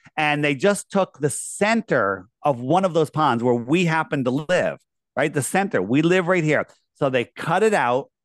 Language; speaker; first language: English; native; English